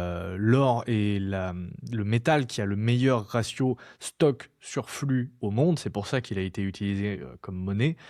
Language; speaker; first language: French; native; French